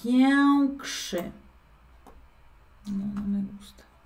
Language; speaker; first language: Spanish; non-native, fluent; Polish